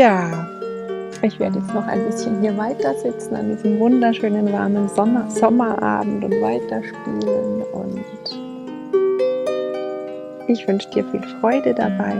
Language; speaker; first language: German; native; German